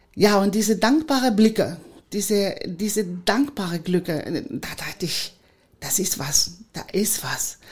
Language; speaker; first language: German; non-native, fluent; Spanish